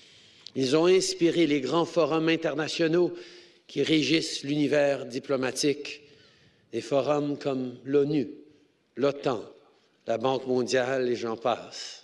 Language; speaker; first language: French; native; French